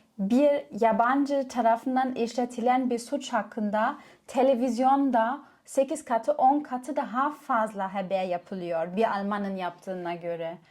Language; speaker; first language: Turkish; non-native, fluent; German